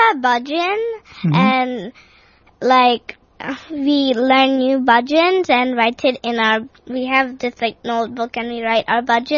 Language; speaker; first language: English; native; English